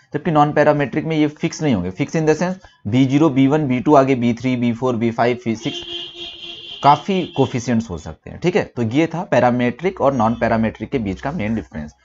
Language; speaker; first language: Hindi; native; Hindi